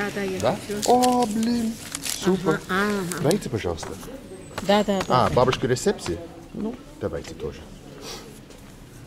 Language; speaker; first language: Russian; non-native, learner; English